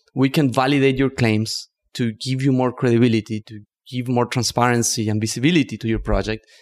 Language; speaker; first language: English; non-native, fluent; Spanish